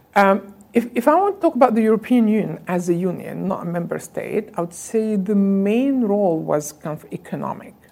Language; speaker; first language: English; non-native, fluent; Arabic